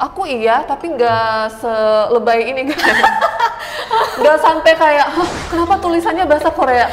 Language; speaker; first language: Indonesian; non-native, local second language; Korean